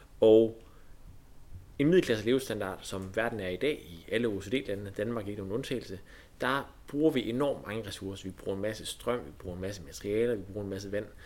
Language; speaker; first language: Danish; native; Danish